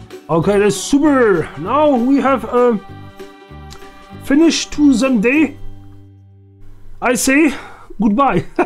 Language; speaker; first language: English; non-native, learner; German